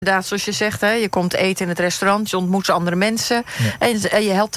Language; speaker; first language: Dutch; native; Dutch